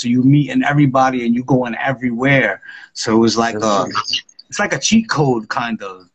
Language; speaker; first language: English; native; English